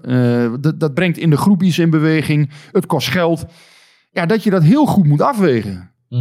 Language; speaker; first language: Dutch; native; Dutch